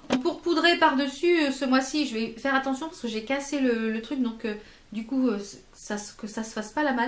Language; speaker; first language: French; native; French